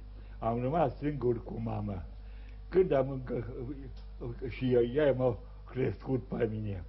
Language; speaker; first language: Romanian; non-native, local second language; Serbian